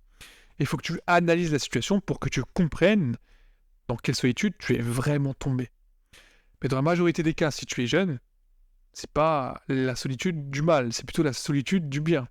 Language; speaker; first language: French; native; French